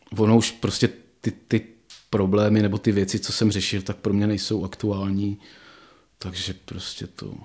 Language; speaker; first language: Czech; native; Czech